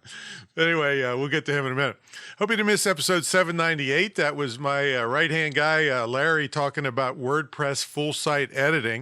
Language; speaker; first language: English; native; English